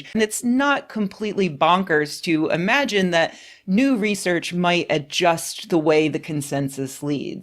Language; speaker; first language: English; native; English